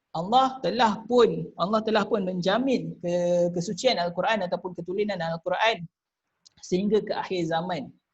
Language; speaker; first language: Malay; native; Malay